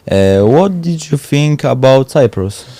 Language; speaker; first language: English; non-native, learner; Polish